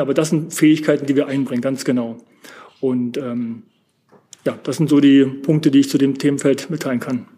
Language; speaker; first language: German; native; German